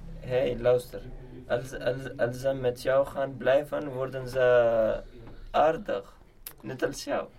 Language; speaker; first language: Dutch; non-native, learner; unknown